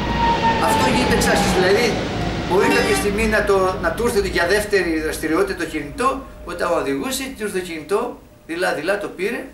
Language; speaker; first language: Greek; native; Greek